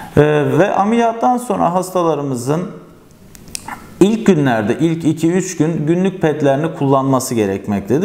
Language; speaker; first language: Turkish; native; Turkish